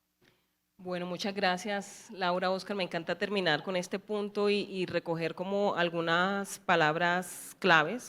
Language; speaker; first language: Spanish; native; Spanish